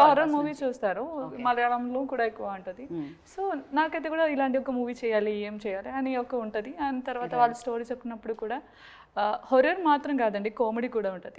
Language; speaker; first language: Telugu; non-native, learner; Malayalam